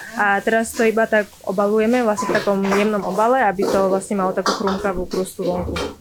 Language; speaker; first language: Slovak; early bilingual, other home language; Vietnamese